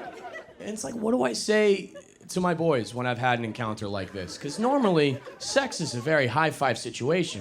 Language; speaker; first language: English; native; English